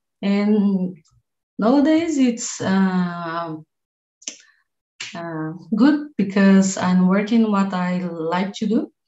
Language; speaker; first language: English; non-native, learner; Portuguese